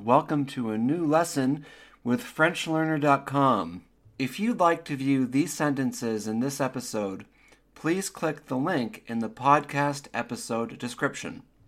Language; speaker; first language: English; native; English